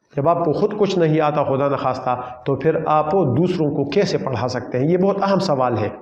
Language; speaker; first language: Urdu; non-native, local second language; Pashto